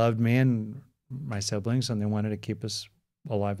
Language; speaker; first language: English; native; English